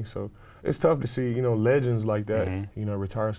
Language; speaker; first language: English; native; English